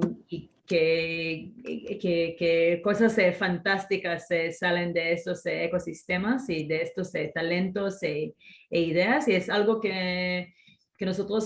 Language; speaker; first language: Spanish; non-native, fluent; Hebrew